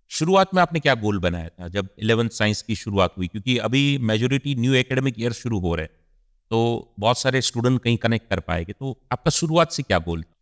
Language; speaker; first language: Hindi; non-native, local second language; Gujarati